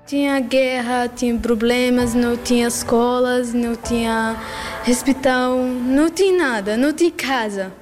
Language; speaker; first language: Portuguese; non-native, learner; Arabic